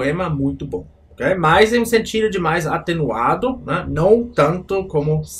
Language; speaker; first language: Portuguese; non-native, fluent; German